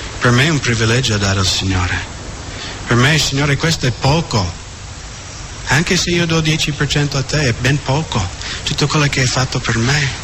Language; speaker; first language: Italian; non-native, fluent; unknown